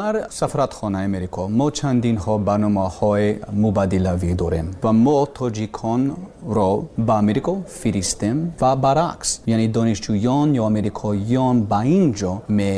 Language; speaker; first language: Persian; non-native, learner; English